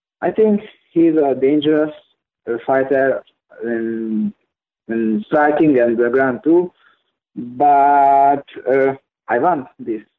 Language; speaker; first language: English; non-native, learner; Hungarian